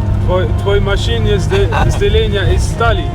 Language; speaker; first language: Russian; non-native, learner; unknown